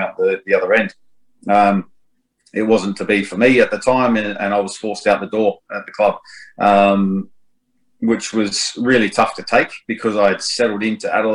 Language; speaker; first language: English; native; English